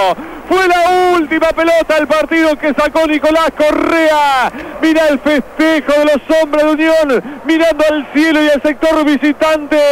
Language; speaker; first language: Spanish; native; Spanish